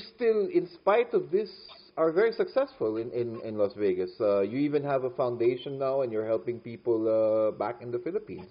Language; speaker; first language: English; non-native, local second language; Filipino